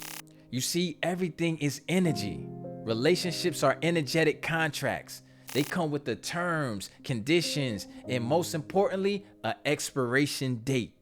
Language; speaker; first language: English; native; English